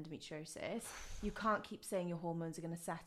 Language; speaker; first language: English; non-native, local second language; Welsh